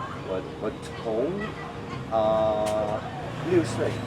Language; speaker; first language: Chinese; early bilingual, heritage; Chinese